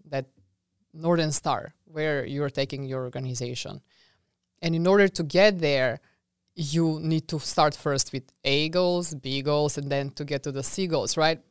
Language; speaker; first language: English; non-native, fluent; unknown